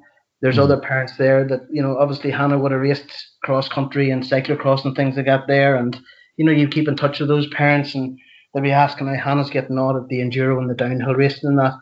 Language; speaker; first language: English; native; English